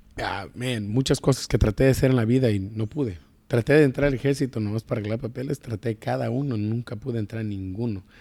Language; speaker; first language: Spanish; early bilingual, heritage; Spanish